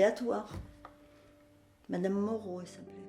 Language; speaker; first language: French; native; French